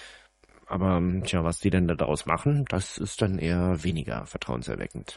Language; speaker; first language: German; native; German